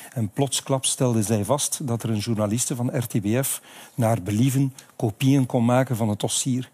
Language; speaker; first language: Dutch; native; Dutch